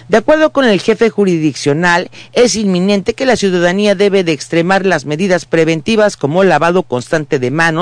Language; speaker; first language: Spanish; native; Spanish